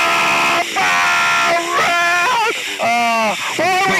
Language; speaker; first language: English; native; English